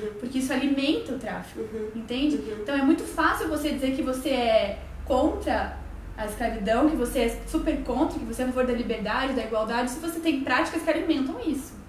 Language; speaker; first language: Portuguese; native; Portuguese